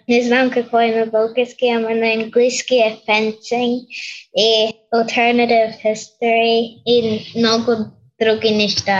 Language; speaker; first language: Bulgarian; early bilingual, heritage; Bulgarian